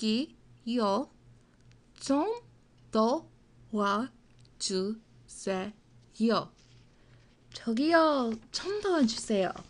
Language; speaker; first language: Korean; non-native, learner; English